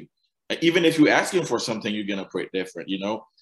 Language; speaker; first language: English; non-native, fluent; Haitian Creole